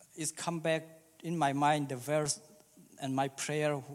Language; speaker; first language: English; early bilingual, other home language; Burmese